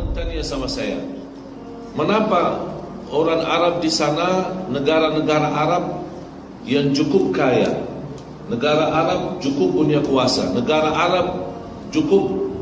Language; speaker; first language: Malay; non-native, fluent; Arabic